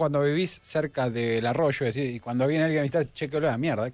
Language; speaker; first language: Spanish; native; Spanish